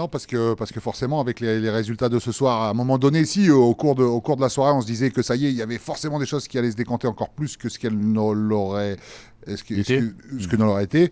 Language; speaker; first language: French; native; French